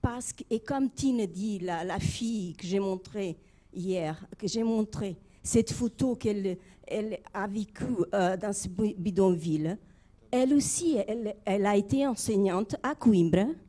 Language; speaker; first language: French; non-native, fluent; Portuguese